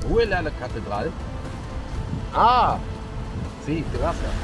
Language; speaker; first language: Spanish; non-native, learner; German